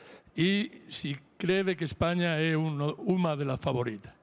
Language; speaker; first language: Portuguese; non-native, learner; Italian